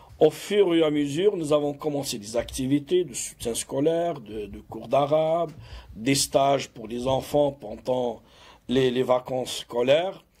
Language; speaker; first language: French; non-native, local second language; Arabic